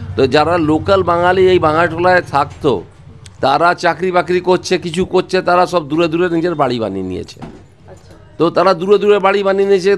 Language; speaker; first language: Bangla; non-native, local second language; Hindi